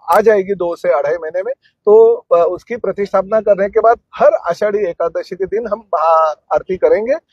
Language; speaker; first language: Hindi; non-native, local second language; Marathi